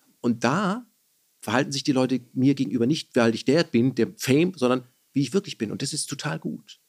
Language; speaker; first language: German; early bilingual, other home language; Persian